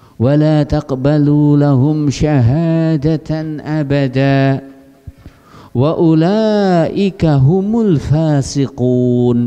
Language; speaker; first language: Arabic; non-native, fluent; Javanese